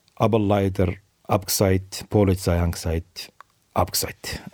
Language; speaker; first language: German; non-native, learner; Arabic